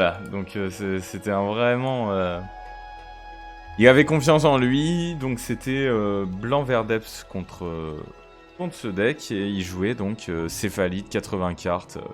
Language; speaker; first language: French; native; French